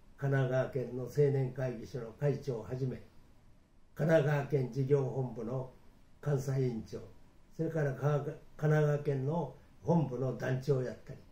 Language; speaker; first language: Japanese; native; Japanese